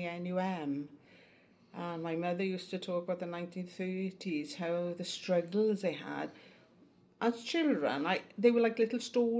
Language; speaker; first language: English; native; English